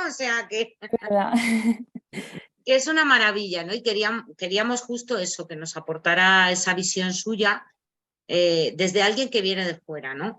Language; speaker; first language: Spanish; native; Spanish